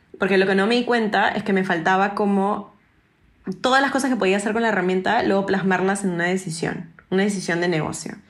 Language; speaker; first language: Spanish; non-native, fluent; English